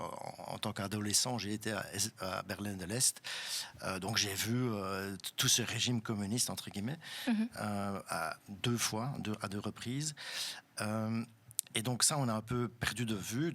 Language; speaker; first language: French; non-native, local second language; German